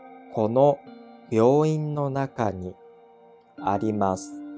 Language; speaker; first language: Japanese; native; Japanese